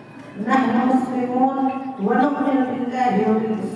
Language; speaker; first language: Arabic; non-native, learner; Urdu